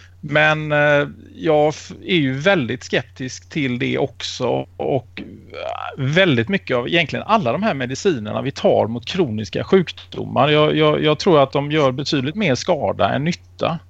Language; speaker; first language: Swedish; native; Swedish